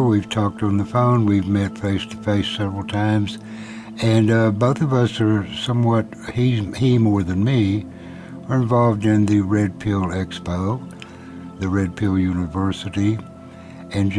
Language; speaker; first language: English; native; English